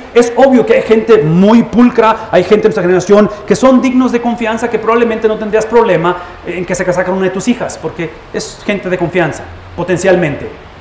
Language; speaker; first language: Spanish; native; Spanish